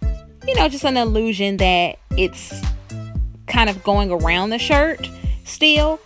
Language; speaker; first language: English; native; English